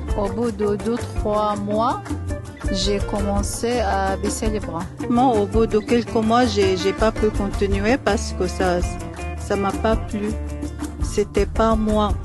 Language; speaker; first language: French; non-native, fluent; Arabic